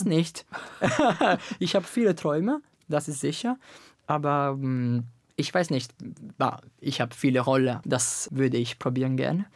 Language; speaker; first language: German; non-native, learner; Italian